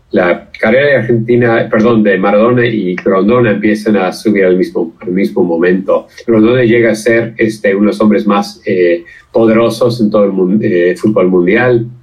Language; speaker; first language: Spanish; non-native, fluent; English